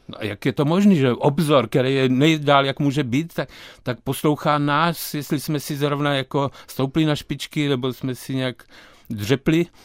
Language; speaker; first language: Czech; native; Czech